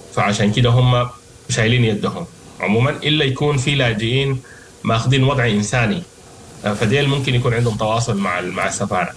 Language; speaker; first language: Arabic; native; Arabic